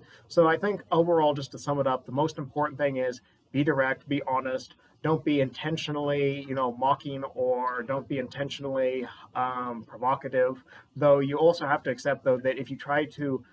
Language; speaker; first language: English; native; English